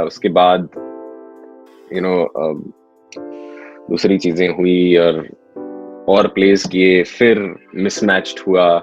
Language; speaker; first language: Hindi; native; Hindi